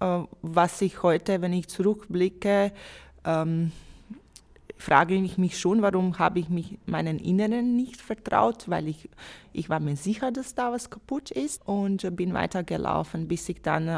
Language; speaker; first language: German; non-native, fluent; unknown